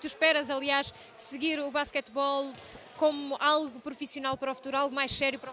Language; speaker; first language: Portuguese; native; Portuguese